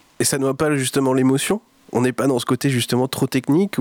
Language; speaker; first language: French; native; French